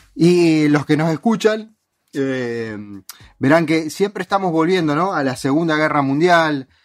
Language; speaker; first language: Spanish; native; Spanish